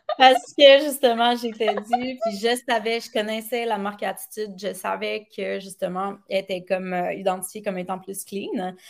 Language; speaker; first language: French; native; French